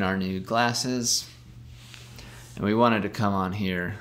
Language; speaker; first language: English; native; English